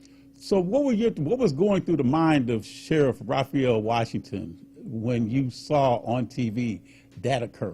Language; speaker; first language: English; native; English